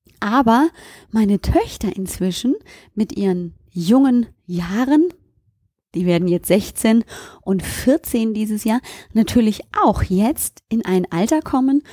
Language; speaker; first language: German; native; German